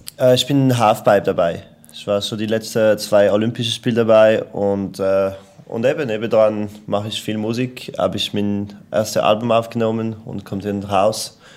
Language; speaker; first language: German; non-native, local second language; French